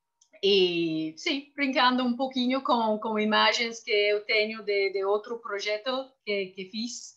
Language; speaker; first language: Portuguese; non-native, fluent; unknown